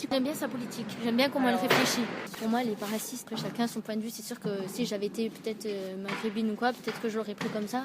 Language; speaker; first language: French; native; French